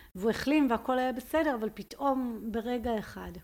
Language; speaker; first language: Hebrew; native; Hebrew